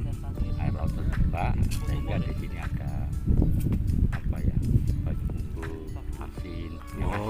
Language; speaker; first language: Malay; non-native, local second language; Javanese